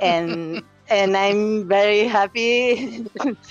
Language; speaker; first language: English; non-native, fluent; Catalan